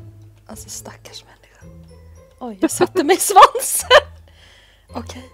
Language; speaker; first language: Swedish; native; Swedish